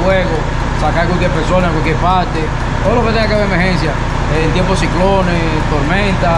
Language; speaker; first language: Spanish; native; Spanish